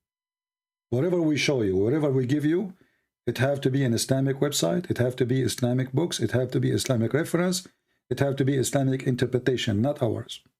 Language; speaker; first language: English; non-native, fluent; Arabic